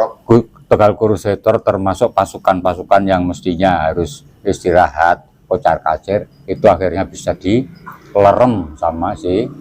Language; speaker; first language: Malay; non-native, local second language; Javanese